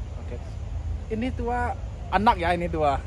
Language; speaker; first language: Indonesian; non-native, fluent; Chinese